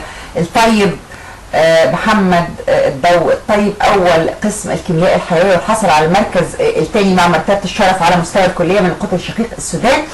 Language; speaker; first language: Arabic; native; Arabic